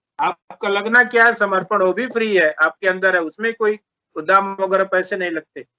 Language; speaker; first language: Hindi; native; Hindi